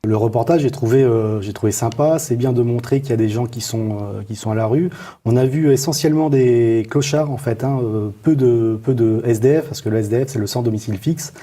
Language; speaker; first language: French; native; French